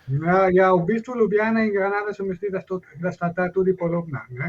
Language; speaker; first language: Slovenian; non-native, fluent; Spanish